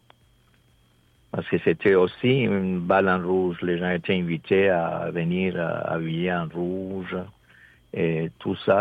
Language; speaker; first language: French; non-native, fluent; Spanish